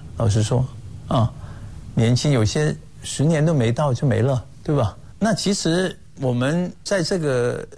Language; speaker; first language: Chinese; non-native, local second language; Cantonese